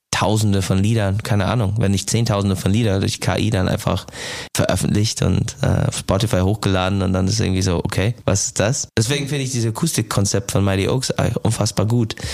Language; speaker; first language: German; non-native, fluent; English